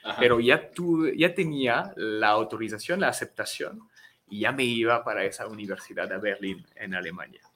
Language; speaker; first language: Spanish; non-native, fluent; French